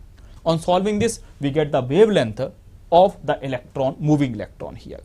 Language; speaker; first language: English; non-native, local second language; Hindi